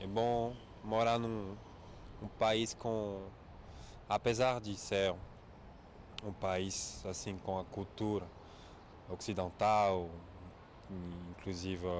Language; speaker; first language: Portuguese; non-native, fluent; French